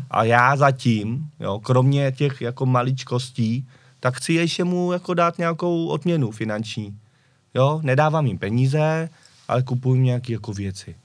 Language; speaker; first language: Czech; early bilingual, other home language; Vietnamese